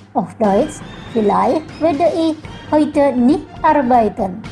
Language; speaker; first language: German; non-native, fluent; Indonesian